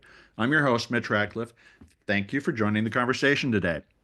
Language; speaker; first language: English; native; English